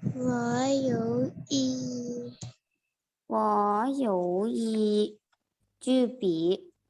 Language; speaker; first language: Chinese; non-native, learner; Thai